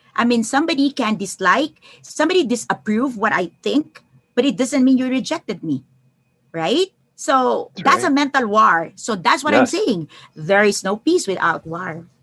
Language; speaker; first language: English; non-native, local second language; Filipino